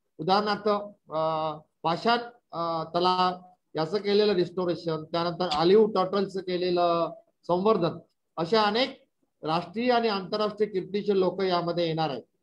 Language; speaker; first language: Marathi; native; Marathi